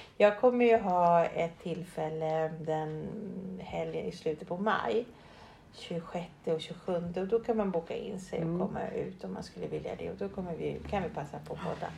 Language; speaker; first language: Swedish; early bilingual, other home language; Spanish